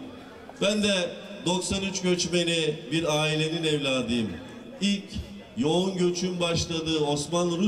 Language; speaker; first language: Turkish; native; Turkish